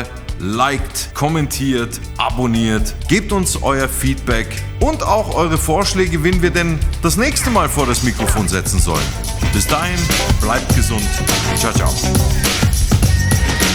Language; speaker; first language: German; native; German